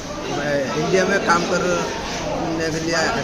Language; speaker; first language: Hindi; non-native, learner; Rohingya